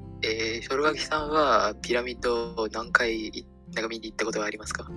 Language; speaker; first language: Japanese; non-native, learner; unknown